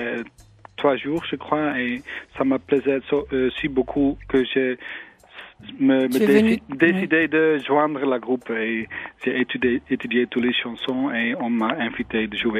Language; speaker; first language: French; non-native, learner; Dutch